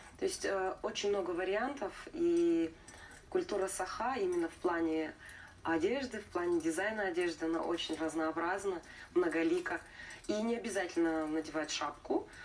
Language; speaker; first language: Russian; native; Russian